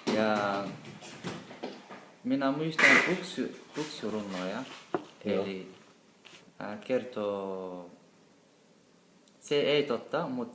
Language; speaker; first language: Finnish; non-native, learner; Somali